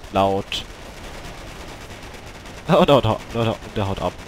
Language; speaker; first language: German; native; German